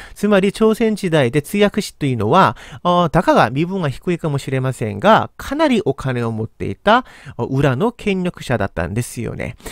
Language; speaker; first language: Japanese; non-native, fluent; Korean